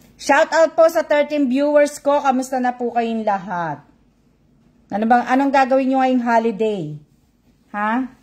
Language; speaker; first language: Filipino; native; Filipino